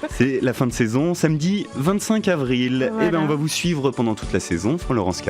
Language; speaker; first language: French; native; French